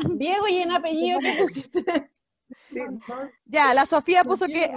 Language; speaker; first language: Spanish; native; Spanish